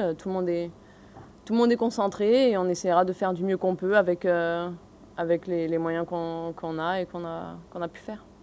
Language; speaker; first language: French; native; French